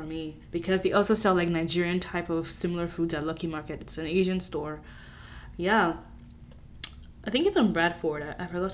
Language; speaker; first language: English; non-native, local second language; Yoruba